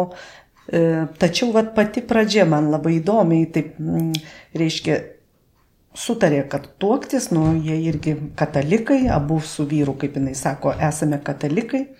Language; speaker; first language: Lithuanian; native; Lithuanian